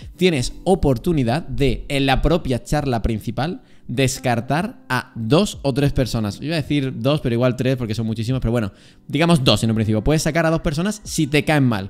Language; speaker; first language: Spanish; native; Spanish